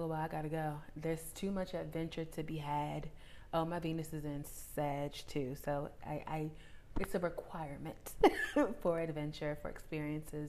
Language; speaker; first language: English; native; English